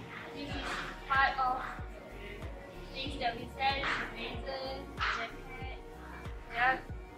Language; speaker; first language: English; non-native, learner; Malay